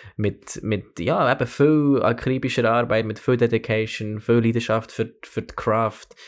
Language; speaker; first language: German; native; German